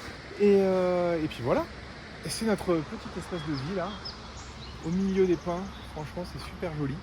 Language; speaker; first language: French; native; French